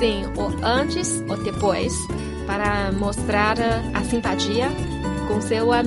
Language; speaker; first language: Portuguese; non-native, fluent; Chinese